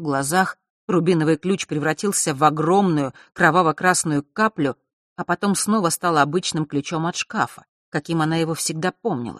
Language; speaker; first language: Russian; native; Russian